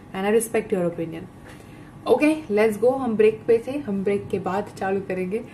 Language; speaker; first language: Hindi; non-native, local second language; Gujarati